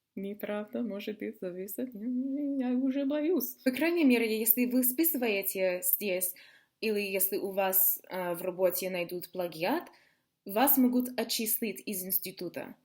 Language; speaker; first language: Russian; non-native, fluent; English